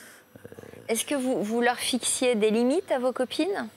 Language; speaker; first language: French; native; French